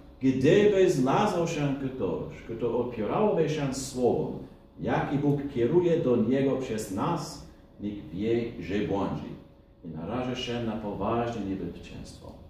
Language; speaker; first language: Polish; non-native, fluent; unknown